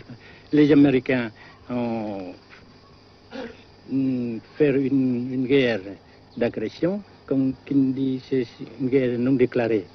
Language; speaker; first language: French; non-native, fluent; Vietnamese